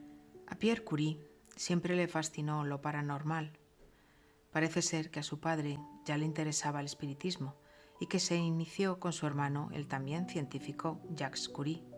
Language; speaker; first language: Spanish; native; Spanish